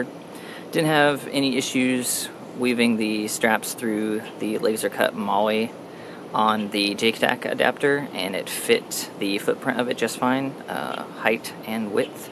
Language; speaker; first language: English; native; English